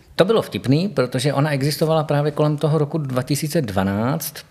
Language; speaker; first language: Czech; native; Czech